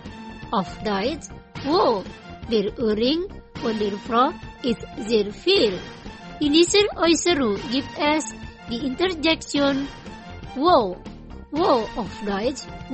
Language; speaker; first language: German; non-native, fluent; Indonesian